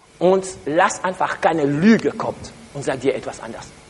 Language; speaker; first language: German; non-native, learner; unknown